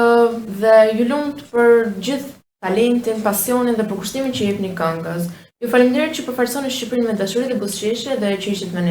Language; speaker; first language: Albanian; native; Albanian